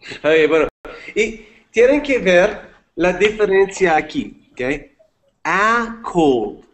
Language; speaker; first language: Spanish; non-native, fluent; English